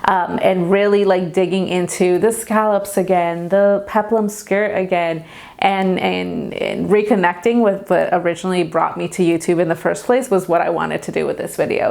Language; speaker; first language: English; native; English